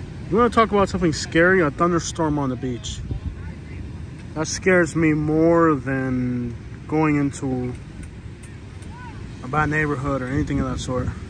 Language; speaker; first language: English; early bilingual, other home language; Spanish